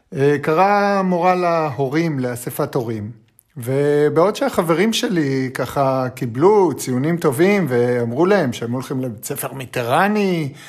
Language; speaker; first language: Hebrew; native; Hebrew